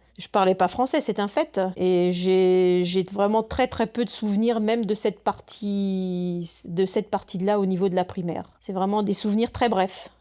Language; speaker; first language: French; early bilingual, other home language; Portuguese